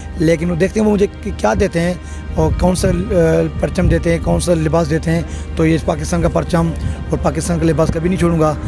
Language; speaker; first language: Urdu; non-native, local second language; Sindhi